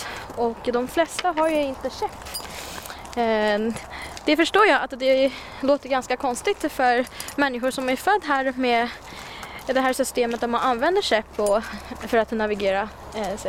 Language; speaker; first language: Swedish; non-native, fluent; Chinese